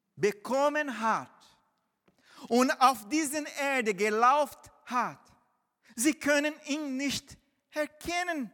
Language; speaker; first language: German; non-native, fluent; Portuguese